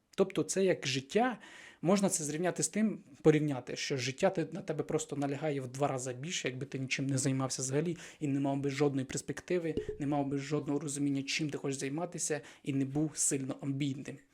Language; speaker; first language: Ukrainian; non-native, local second language; Russian